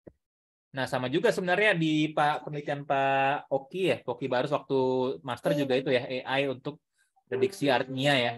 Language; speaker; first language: Indonesian; native; Indonesian